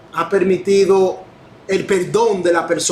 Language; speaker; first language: Spanish; non-native, fluent; English